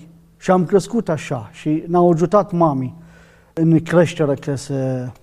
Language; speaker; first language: Romanian; non-native, fluent; Arabic